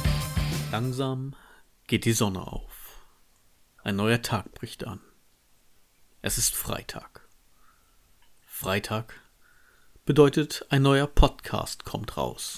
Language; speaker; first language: German; native; German